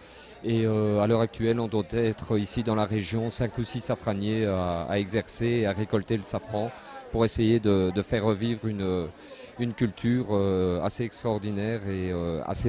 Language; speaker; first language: French; native; French